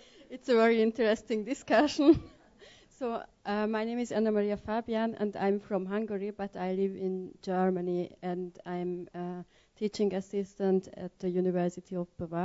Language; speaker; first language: English; non-native, learner; Hungarian